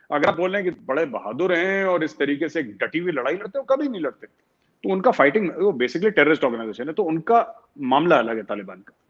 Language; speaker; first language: Hindi; native; Hindi